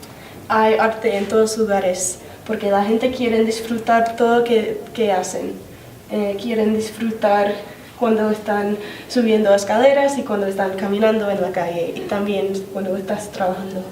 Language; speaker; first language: Spanish; non-native, learner; English